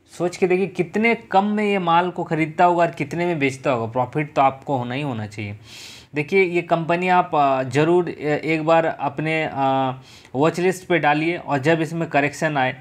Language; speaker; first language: Hindi; native; Hindi